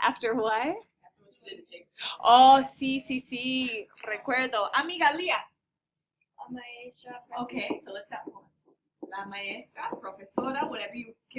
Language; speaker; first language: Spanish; non-native, fluent; English